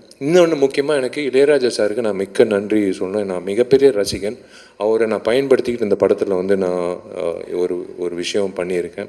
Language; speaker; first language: Tamil; native; Tamil